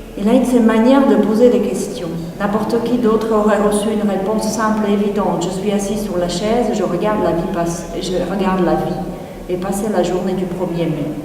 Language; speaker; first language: French; non-native, fluent; Czech